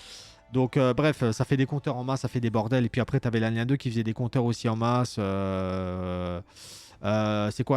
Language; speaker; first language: French; native; French